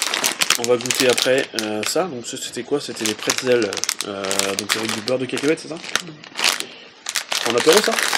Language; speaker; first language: French; native; French